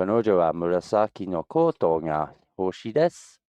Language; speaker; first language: Japanese; non-native, learner; English